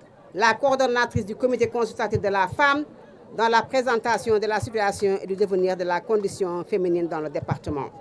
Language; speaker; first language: French; non-native, local second language; Wolof